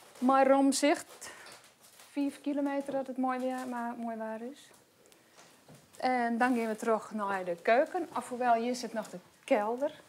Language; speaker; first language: Dutch; non-native, local second language; Western Frisian